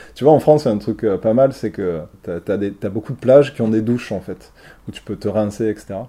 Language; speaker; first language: French; native; French